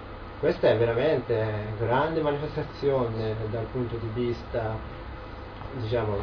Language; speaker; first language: Italian; non-native, learner; Japanese